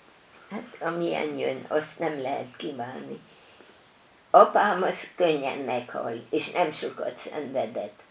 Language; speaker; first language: Hungarian; non-native, local second language; German